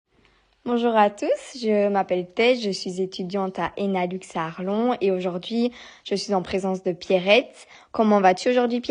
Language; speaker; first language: French; native; French